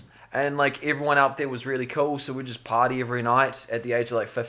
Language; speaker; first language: English; native; English